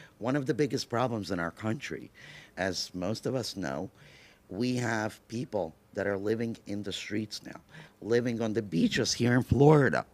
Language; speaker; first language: English; early bilingual, other home language; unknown